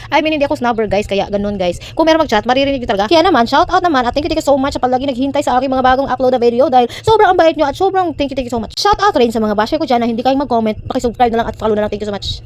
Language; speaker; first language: Filipino; non-native, local second language; Cebuano